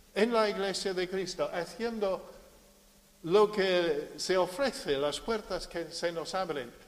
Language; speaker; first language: Spanish; non-native, fluent; English